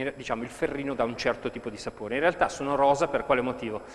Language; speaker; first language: Italian; native; Italian